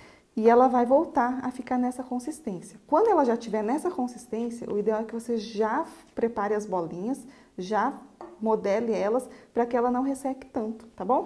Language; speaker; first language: Portuguese; native; Portuguese